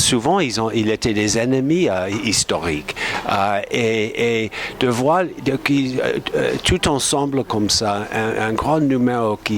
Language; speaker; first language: French; non-native, fluent; English